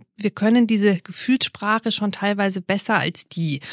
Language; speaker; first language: German; native; German